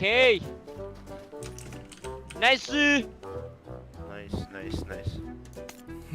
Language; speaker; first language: English; non-native, learner; Thai